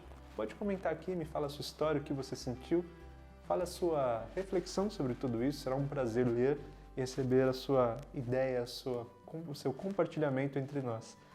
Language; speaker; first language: Portuguese; native; Portuguese